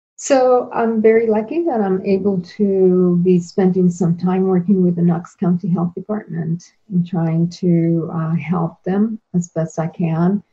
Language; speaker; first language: English; non-native, fluent; Spanish